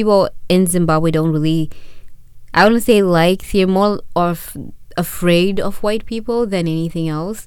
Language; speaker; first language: English; non-native, local second language; Shona